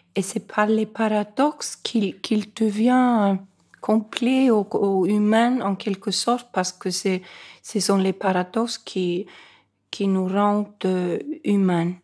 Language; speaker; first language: French; non-native, fluent; Icelandic